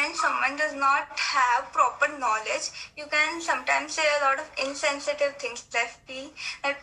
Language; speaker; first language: English; non-native, local second language; Hindi